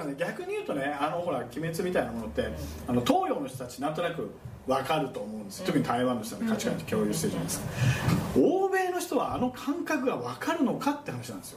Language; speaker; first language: Japanese; native; Japanese